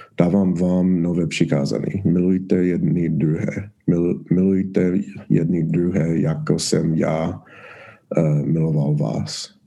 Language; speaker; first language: Czech; non-native, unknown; English